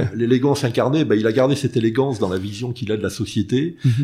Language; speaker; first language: French; native; French